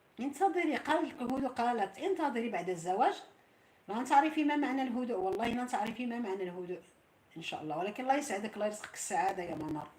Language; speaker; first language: Arabic; native; Arabic